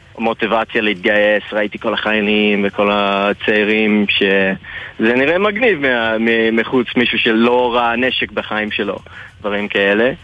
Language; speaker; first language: Hebrew; non-native, fluent; English